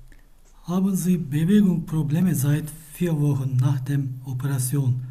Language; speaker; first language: German; non-native, learner; Turkish